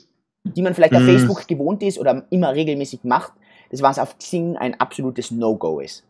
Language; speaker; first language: German; native; German